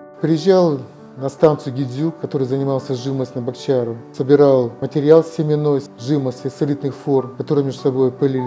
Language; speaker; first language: Russian; native; Russian